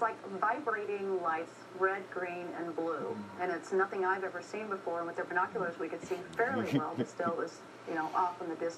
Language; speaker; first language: English; native; English